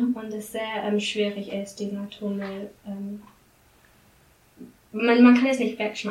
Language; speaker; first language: German; non-native, learner; English